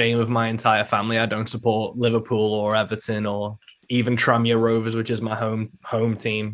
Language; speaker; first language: English; native; English